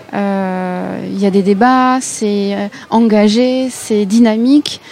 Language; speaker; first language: French; native; French